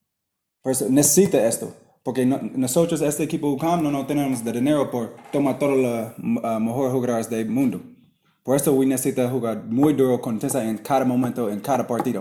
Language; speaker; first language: Spanish; non-native, learner; English